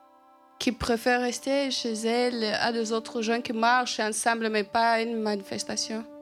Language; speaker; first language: French; non-native, learner; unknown